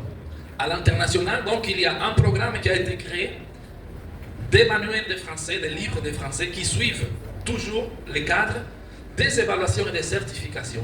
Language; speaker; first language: French; non-native, fluent; Spanish